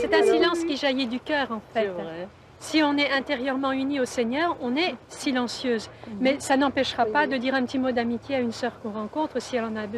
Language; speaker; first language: French; native; French